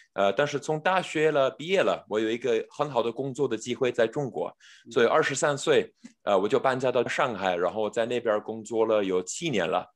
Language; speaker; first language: Chinese; non-native, fluent; English